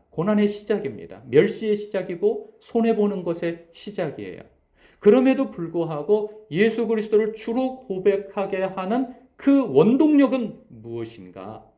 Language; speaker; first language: Korean; native; Korean